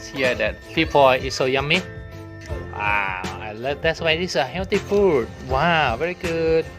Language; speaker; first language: English; non-native, learner; Thai